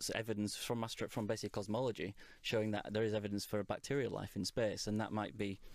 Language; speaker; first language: English; native; English